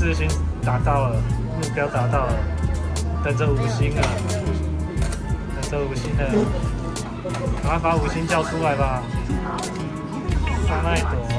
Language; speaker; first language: Chinese; native; Chinese